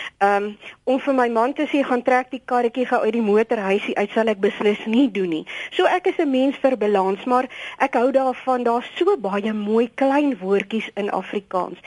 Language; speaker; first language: Afrikaans; native; Afrikaans